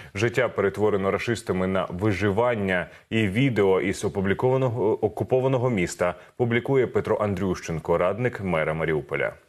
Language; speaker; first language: Ukrainian; native; Ukrainian